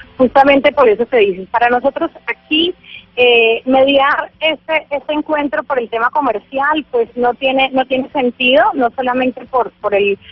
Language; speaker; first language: Spanish; native; Spanish